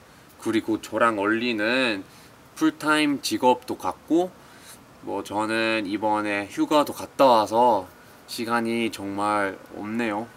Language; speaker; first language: Korean; non-native, fluent; English